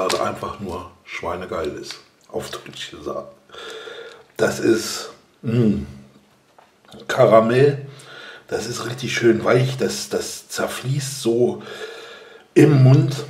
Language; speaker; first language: German; native; German